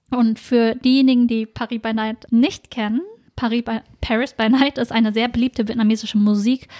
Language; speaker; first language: German; early bilingual, other home language; Vietnamese